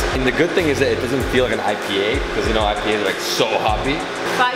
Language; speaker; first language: English; native; English